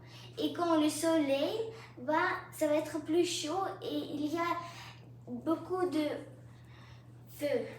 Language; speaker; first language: French; non-native, learner; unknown